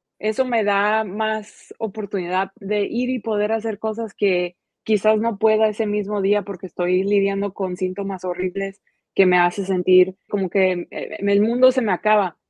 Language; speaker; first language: Spanish; early bilingual, heritage; Spanish